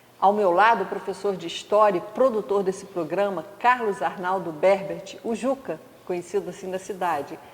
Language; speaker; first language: Portuguese; native; Portuguese